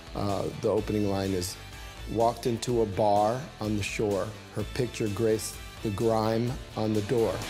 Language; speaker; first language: English; native; English